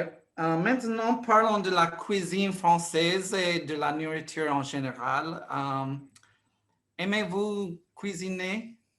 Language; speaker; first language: French; non-native, fluent; English